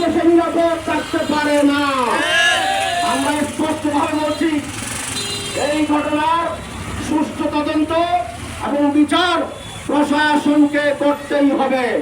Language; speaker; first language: Bangla; native; Bangla